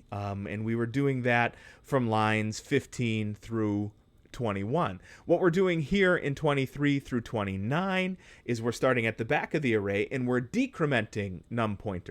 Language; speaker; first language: English; native; English